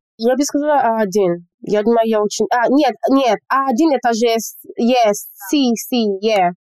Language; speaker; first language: Russian; non-native, fluent; English